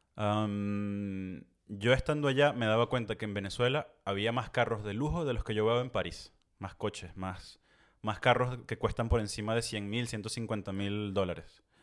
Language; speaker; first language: Spanish; native; Spanish